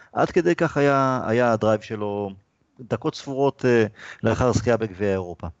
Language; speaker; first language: Hebrew; native; Hebrew